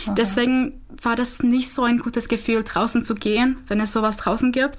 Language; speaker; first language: German; non-native, fluent; Czech